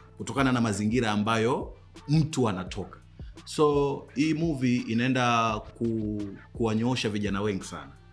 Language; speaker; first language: Swahili; native; Swahili